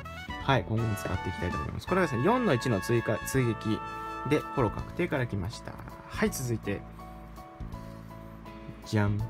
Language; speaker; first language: Japanese; native; Japanese